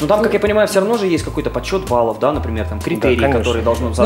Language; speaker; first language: Russian; native; Russian